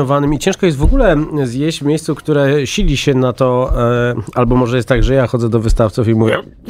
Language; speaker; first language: Polish; native; Polish